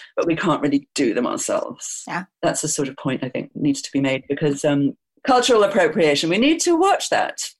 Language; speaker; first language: English; native; English